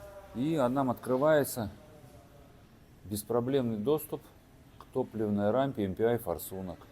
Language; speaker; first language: Russian; native; Russian